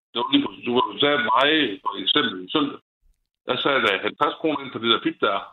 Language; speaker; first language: Danish; native; Danish